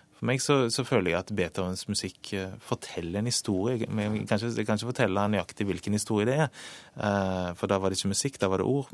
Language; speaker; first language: Norwegian; native; Norwegian